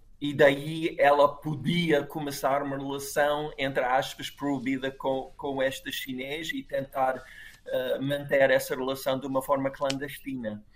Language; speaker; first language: Portuguese; non-native, fluent; English